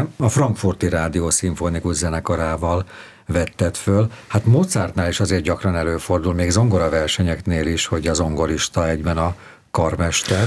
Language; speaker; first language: Hungarian; native; Hungarian